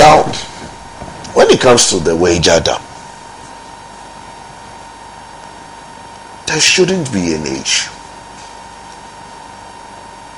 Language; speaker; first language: English; non-native, local second language; Ga